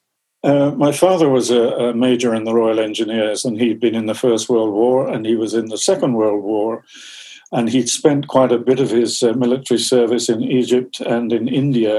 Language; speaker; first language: English; native; English